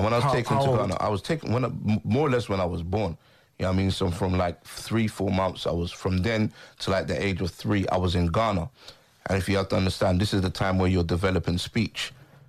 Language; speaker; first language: English; native; English